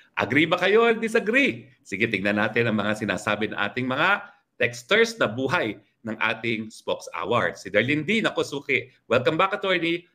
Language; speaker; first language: Filipino; native; Filipino